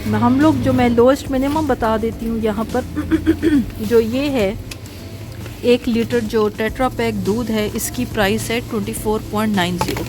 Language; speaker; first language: Urdu; native; Urdu